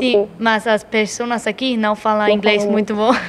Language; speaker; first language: Portuguese; non-native, learner; German